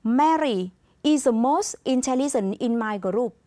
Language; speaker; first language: English; non-native, fluent; Vietnamese